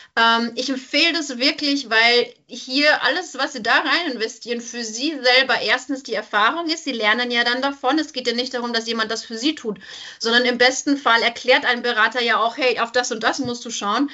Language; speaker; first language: German; native; German